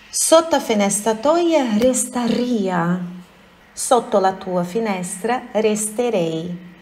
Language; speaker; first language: Portuguese; native; Portuguese